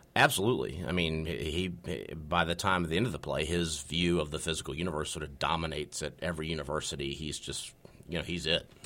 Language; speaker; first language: English; native; English